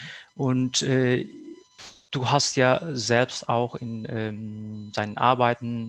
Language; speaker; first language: German; non-native, fluent; Kurdish